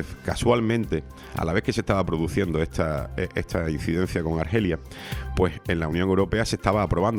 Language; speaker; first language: Spanish; native; Spanish